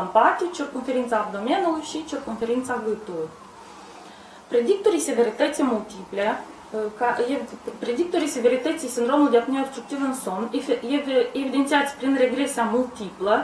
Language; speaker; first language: Romanian; native; Romanian